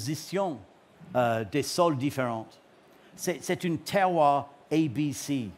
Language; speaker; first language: French; non-native, learner; English